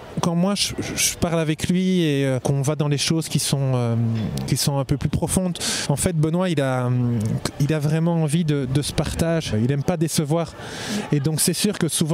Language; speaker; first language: French; native; French